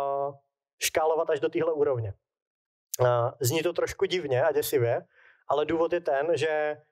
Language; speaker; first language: Czech; native; Czech